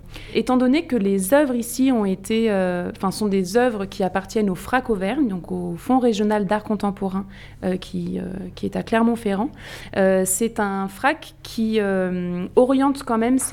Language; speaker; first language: French; native; French